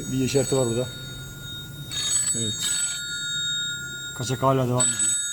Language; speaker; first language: Turkish; native; Turkish